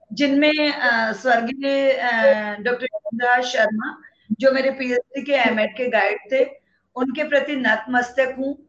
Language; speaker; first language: Hindi; native; Hindi